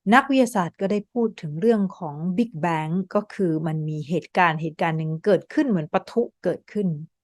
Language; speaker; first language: Thai; native; Thai